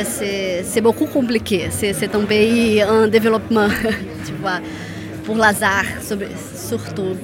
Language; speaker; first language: French; non-native, fluent; Portuguese